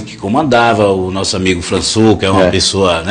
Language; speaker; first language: Portuguese; native; Portuguese